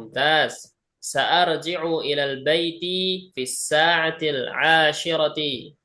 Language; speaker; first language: Arabic; non-native, fluent; Indonesian